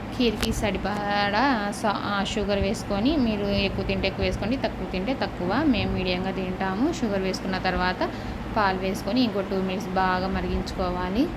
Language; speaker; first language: Telugu; non-native, local second language; Urdu